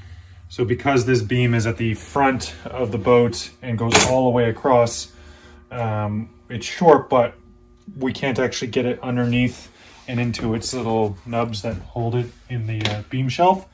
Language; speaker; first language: English; native; English